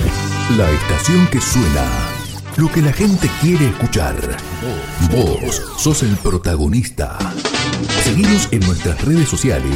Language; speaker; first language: Spanish; native; Spanish